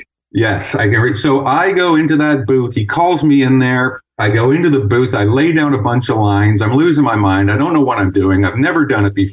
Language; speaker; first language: English; native; English